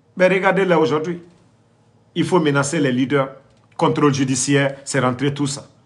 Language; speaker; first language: French; non-native, local second language; Mandingo